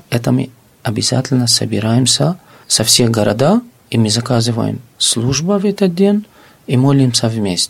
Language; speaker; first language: Russian; non-native, fluent; Arabic